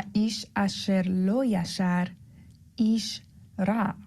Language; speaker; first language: Hebrew; non-native, learner; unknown